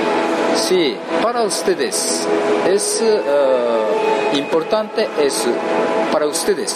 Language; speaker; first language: Spanish; non-native, learner; Japanese